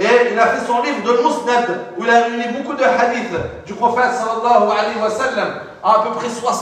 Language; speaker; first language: French; non-native, fluent; Arabic